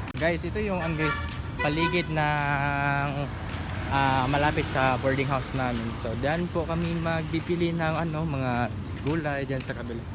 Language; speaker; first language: Filipino; non-native, local second language; Cebuano